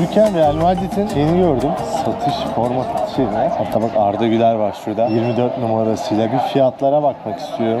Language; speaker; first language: Turkish; native; Turkish